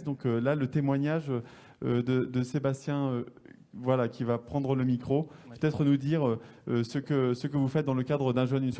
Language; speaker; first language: French; native; French